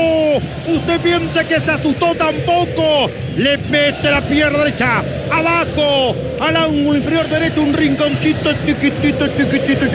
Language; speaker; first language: Spanish; native; Spanish